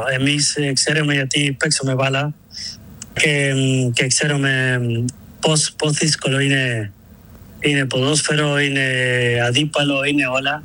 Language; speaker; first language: Greek; non-native, learner; Spanish